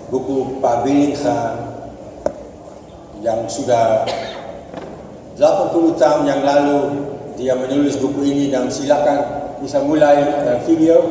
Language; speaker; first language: Indonesian; non-native, fluent; Dutch